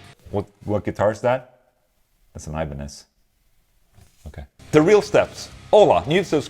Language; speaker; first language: English; non-native, fluent; Swedish